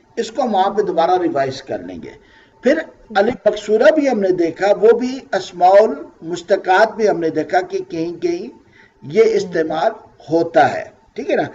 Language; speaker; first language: Urdu; native; Urdu